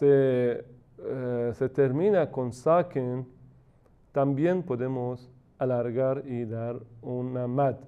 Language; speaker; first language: Spanish; non-native, fluent; Persian